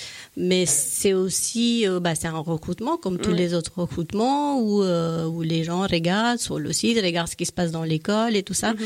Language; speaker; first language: French; native; French